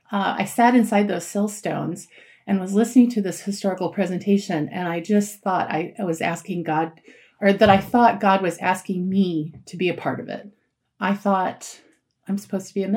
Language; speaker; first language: English; native; English